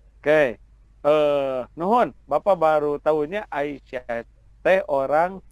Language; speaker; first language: Indonesian; non-native, local second language; Sundanese